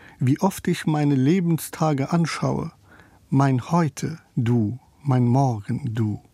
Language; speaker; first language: German; non-native, fluent; Persian